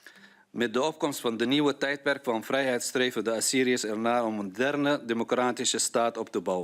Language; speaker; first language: Dutch; non-native, fluent; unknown